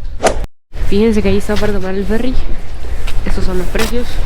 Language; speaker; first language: Spanish; native; Spanish